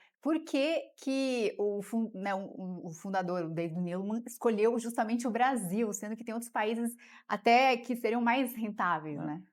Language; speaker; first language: Portuguese; native; Portuguese